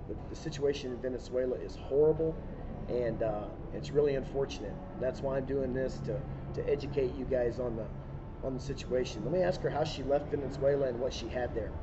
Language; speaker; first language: English; native; English